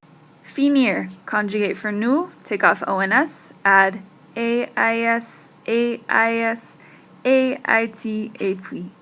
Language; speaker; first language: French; non-native, fluent; English